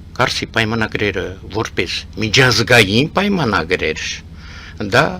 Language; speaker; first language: Armenian; early bilingual, heritage; Armenian